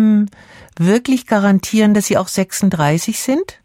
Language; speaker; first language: German; native; German